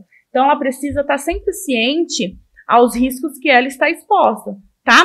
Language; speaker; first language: Portuguese; native; Portuguese